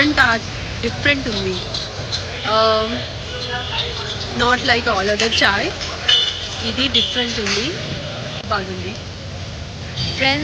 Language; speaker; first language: Telugu; non-native, local second language; Kannada